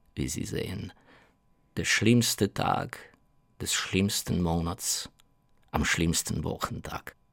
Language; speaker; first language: German; non-native, fluent; Ukrainian